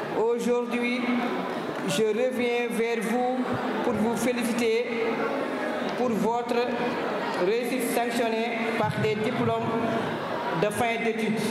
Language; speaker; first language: French; non-native, local second language; Fula